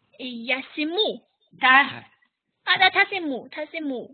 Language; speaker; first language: Hebrew; non-native, learner; German